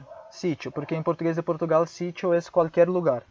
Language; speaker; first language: Portuguese; non-native, fluent; Spanish